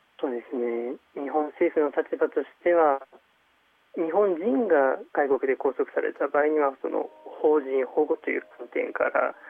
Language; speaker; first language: Japanese; early bilingual, other home language; Chinese